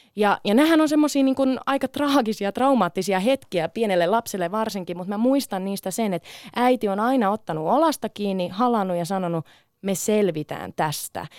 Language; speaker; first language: Finnish; early bilingual, other home language; Sinhala